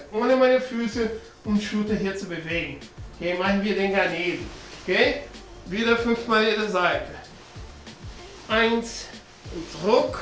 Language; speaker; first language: German; non-native, learner; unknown